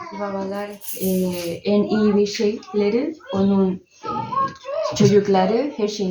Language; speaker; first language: Turkish; non-native, learner; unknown